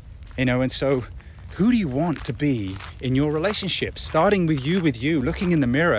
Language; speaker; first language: English; native; English